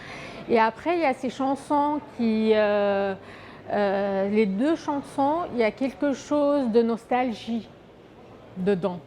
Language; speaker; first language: French; non-native, fluent; Arabic